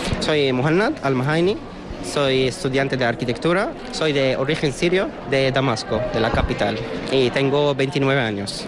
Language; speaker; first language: Spanish; non-native, fluent; Arabic